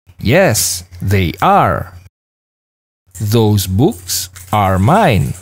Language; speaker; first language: English; non-native, fluent; Indonesian